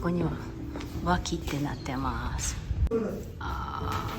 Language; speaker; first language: Japanese; native; Japanese